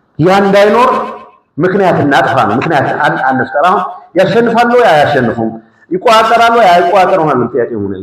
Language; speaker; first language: Amharic; non-native, local second language; Tigrinya